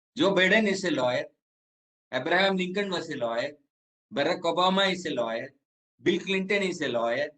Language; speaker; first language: English; non-native, local second language; Malayalam